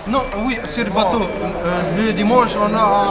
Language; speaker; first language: French; non-native, learner; Arabic